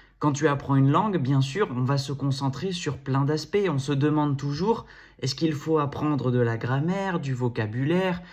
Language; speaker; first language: French; native; French